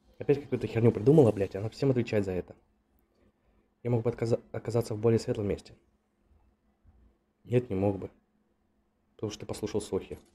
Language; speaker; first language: Russian; native; Russian